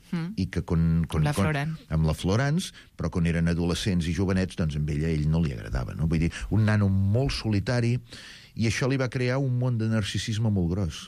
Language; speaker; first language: Catalan; native; Catalan